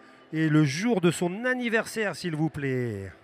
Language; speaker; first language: French; native; French